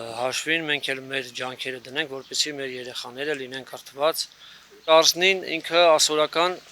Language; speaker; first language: Armenian; non-native, local second language; Kurdish